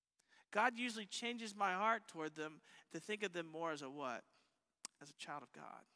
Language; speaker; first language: English; native; English